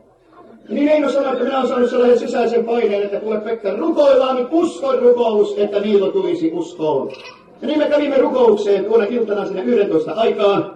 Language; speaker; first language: Finnish; native; Finnish